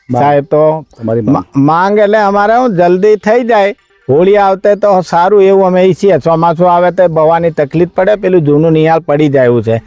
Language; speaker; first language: Gujarati; non-native, local second language; Rathawi